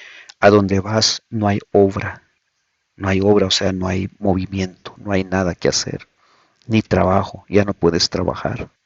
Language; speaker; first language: Spanish; native; Spanish